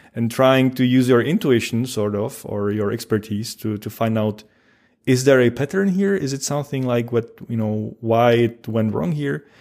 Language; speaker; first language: English; non-native, fluent; Czech